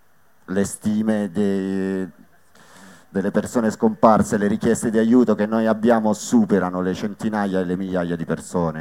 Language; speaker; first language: Italian; native; Italian